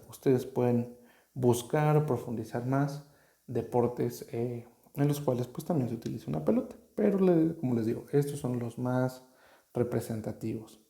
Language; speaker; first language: Spanish; native; Spanish